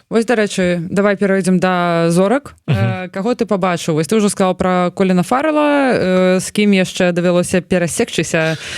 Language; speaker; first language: Belarusian; non-native, local second language; Russian